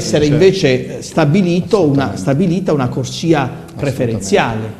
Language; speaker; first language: Italian; native; Italian